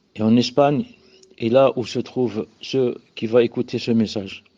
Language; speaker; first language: French; non-native, local second language; Arabic